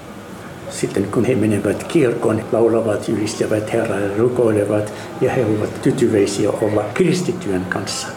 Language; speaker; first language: Finnish; non-native, learner; Arabic